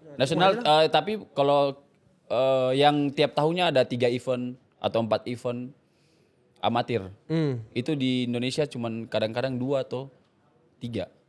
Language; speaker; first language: Indonesian; native; Indonesian